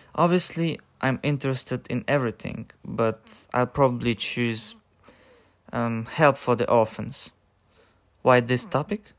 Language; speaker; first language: English; non-native, learner; Ukrainian